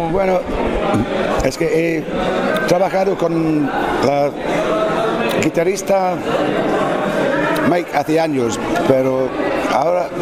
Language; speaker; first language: Spanish; non-native, fluent; English